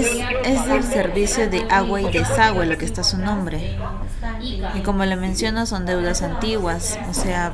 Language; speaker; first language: Spanish; native; Spanish